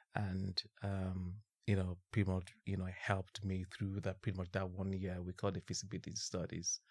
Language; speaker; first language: English; non-native, local second language; Yoruba